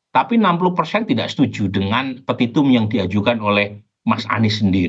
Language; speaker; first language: Indonesian; native; Indonesian